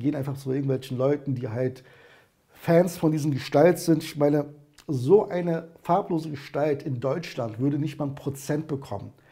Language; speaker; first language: German; early bilingual, other home language; Turkish